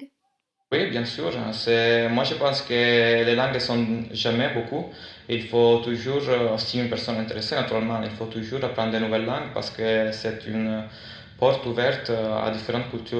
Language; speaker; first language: French; non-native, fluent; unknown